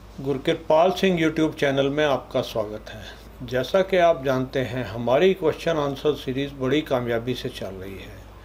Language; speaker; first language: Hindi; non-native, local second language; Punjabi